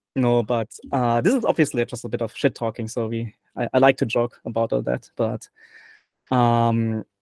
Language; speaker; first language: English; non-native, fluent; German